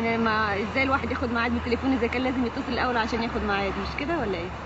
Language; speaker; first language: Arabic; native; Arabic